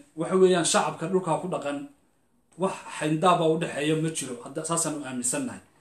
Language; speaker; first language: Somali; native; Somali